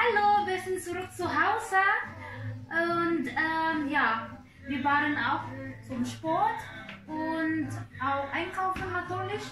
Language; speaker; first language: German; non-native, learner; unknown